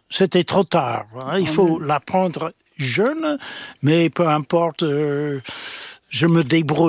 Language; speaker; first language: French; non-native, fluent; English